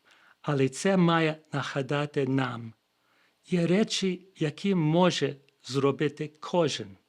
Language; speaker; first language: Ukrainian; non-native, fluent; English